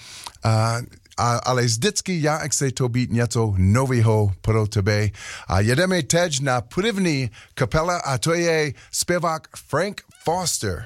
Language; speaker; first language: Czech; non-native, learner; English